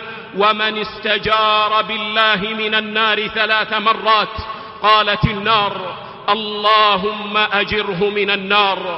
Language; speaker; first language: Arabic; native; Arabic